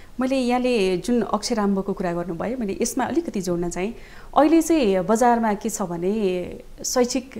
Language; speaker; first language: Nepali; native; Nepali